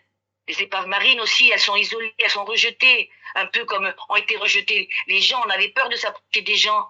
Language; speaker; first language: French; native; French